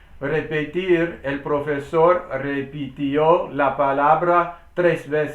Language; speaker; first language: Spanish; non-native, learner; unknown